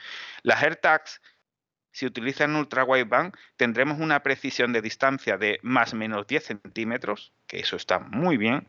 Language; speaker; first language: Spanish; native; Spanish